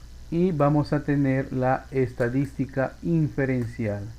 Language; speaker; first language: Spanish; native; Spanish